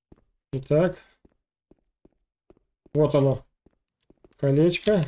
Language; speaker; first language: Russian; native; Russian